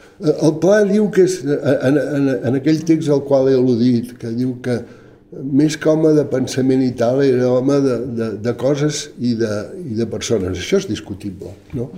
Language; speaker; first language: Catalan; native; Catalan